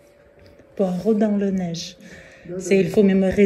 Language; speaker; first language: French; non-native, learner; Russian